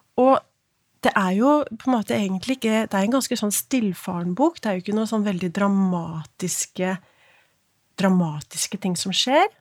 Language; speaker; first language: Norwegian; native; Norwegian